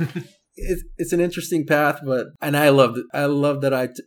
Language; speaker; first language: English; native; English